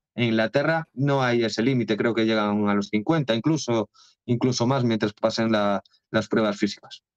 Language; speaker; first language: Spanish; non-native, local second language; Galician